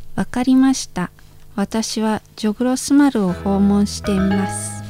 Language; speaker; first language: Japanese; non-native, fluent; Indonesian